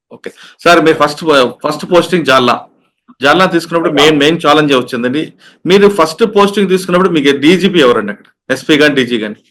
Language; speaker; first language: Telugu; native; Telugu